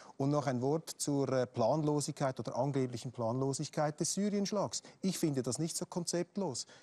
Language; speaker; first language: German; native; German